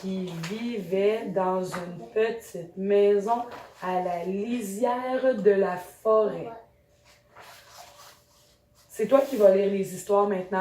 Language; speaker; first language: French; native; French